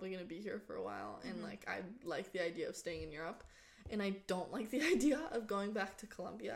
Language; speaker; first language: English; non-native, fluent; Spanish